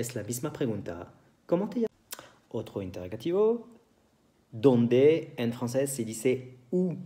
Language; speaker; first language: Spanish; non-native, fluent; French